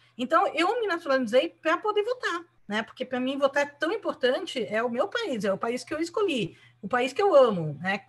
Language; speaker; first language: Portuguese; early bilingual, other home language; Spanish